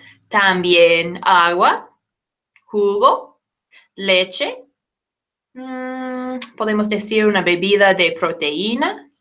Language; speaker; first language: Spanish; non-native, fluent; English